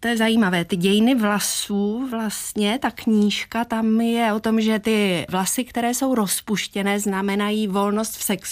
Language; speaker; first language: Czech; native; Czech